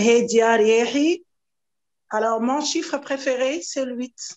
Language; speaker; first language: French; non-native, learner; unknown